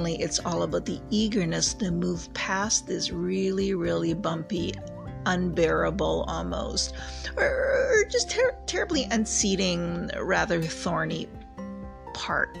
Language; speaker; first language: English; native; English